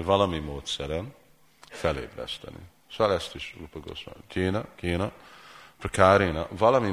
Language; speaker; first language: Hungarian; early bilingual, heritage; Hungarian